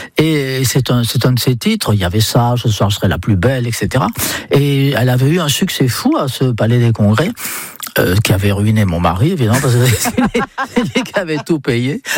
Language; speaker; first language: French; non-native, fluent; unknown